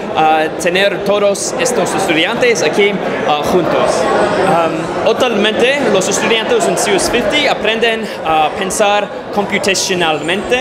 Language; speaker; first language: Spanish; non-native, fluent; English